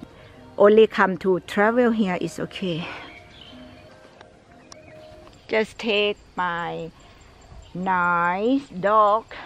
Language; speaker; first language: English; non-native, learner; Thai